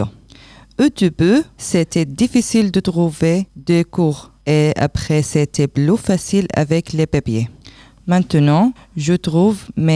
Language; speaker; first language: French; non-native, learner; Arabic